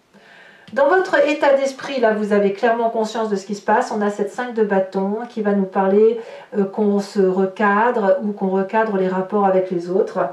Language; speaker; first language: French; native; French